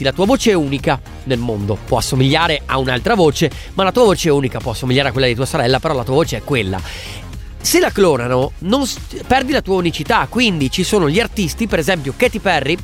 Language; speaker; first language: Italian; native; Italian